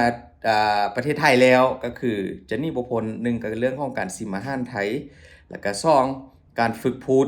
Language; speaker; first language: Thai; non-native, local second language; Lao